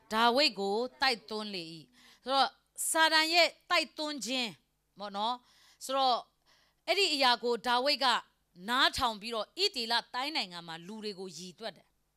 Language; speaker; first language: Burmese; non-native, local second language; Kachin